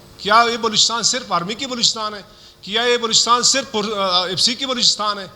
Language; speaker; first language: Urdu; non-native, local second language; Baluchi